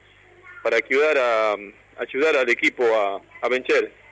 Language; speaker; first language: Italian; non-native, learner; Spanish